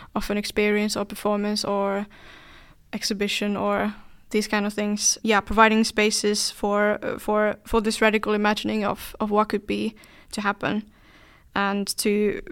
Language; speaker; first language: English; non-native, fluent; Finnish